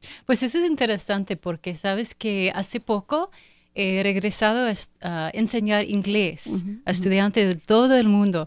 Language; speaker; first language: Spanish; non-native, fluent; English